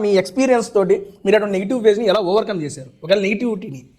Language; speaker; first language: Telugu; native; Telugu